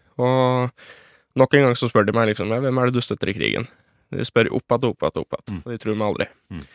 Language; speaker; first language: Norwegian; native; Norwegian